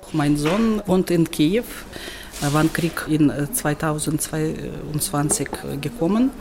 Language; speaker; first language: German; non-native, learner; Ukrainian